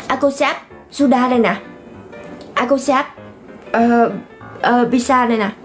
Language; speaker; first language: Indonesian; non-native, learner; Vietnamese